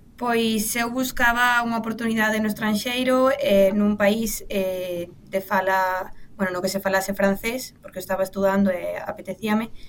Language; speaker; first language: Galician; native; Galician